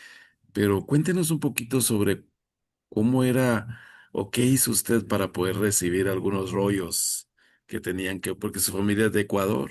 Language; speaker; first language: Spanish; native; Spanish